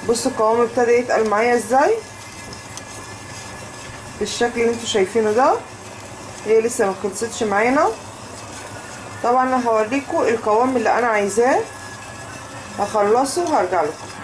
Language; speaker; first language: Arabic; native; Arabic